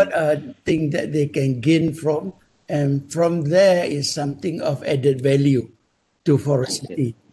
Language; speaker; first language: English; non-native, local second language; Malay